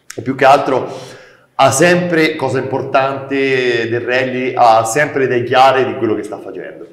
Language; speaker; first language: Italian; native; Italian